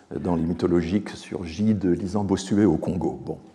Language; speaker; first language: French; native; French